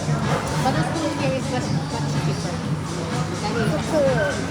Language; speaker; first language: English; non-native, local second language; Filipino